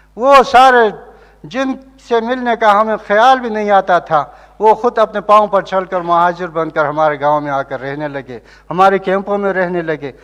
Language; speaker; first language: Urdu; non-native, local second language; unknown